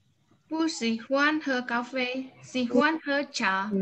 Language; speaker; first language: Chinese; non-native, learner; Indonesian